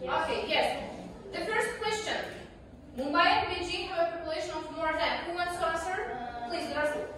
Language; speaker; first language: English; non-native, learner; Kazakh